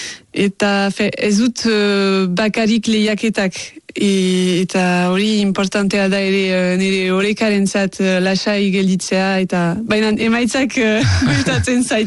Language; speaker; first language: Basque; non-native, local second language; French